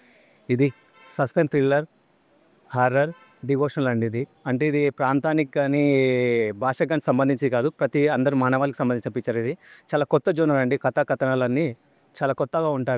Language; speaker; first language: Telugu; native; Telugu